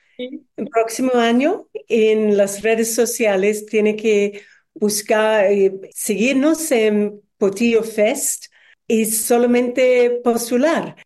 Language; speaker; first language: Spanish; non-native, fluent; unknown